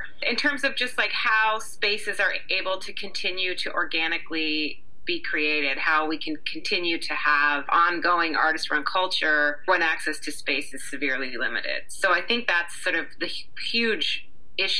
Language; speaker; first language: English; native; English